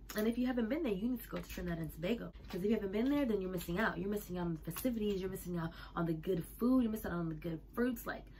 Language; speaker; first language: English; native; English